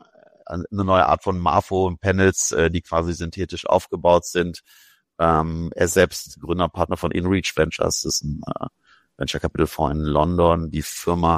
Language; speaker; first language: German; native; German